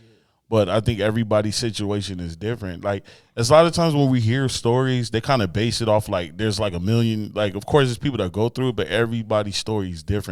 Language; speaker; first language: English; native; English